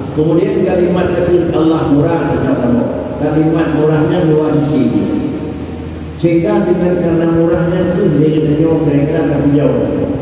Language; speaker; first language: Malay; non-native, local second language; Achinese